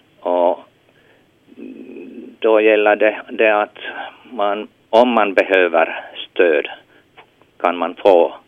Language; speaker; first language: Swedish; non-native, local second language; Finnish